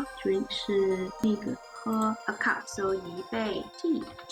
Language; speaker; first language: Chinese; non-native, learner; English